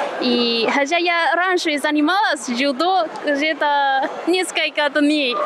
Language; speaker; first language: Russian; non-native, learner; Chinese